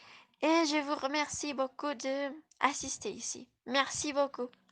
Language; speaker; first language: French; non-native, learner; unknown